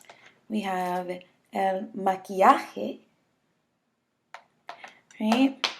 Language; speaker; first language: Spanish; non-native, learner; English